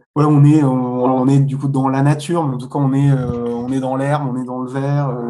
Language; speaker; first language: French; native; French